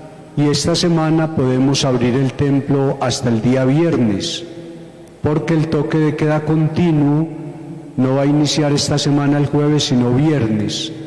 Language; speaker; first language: Spanish; native; Spanish